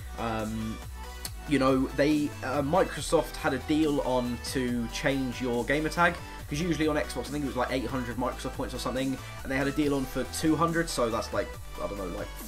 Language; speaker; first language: English; native; English